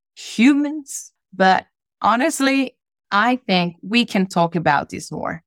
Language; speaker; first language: English; non-native, fluent; Spanish